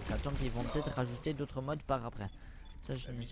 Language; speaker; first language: French; native; French